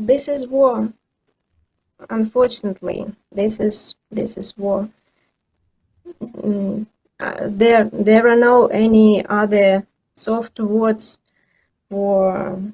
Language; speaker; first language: English; non-native, learner; Ukrainian